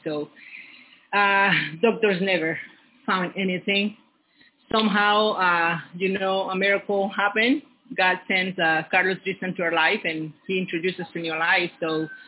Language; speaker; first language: English; non-native, learner; Spanish